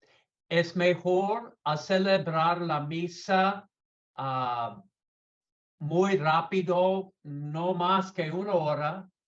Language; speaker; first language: Spanish; non-native, learner; English